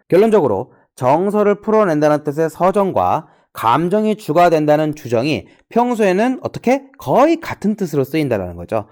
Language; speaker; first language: Korean; native; Korean